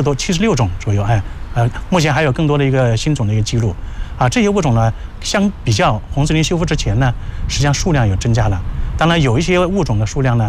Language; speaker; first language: Chinese; native; Chinese